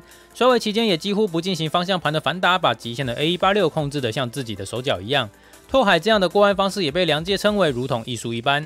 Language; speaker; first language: Chinese; native; Chinese